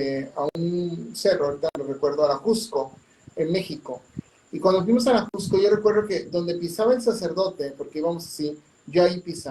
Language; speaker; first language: Spanish; native; Spanish